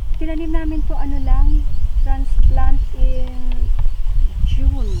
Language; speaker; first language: Filipino; native; Filipino